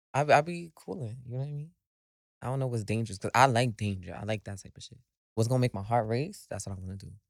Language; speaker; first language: English; native; English